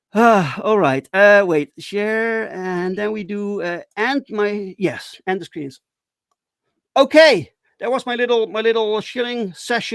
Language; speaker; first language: English; non-native, fluent; Dutch